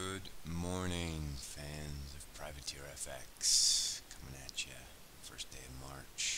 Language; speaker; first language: English; native; English